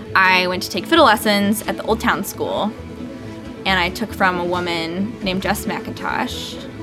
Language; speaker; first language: English; native; English